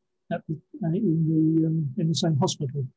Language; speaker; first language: English; native; English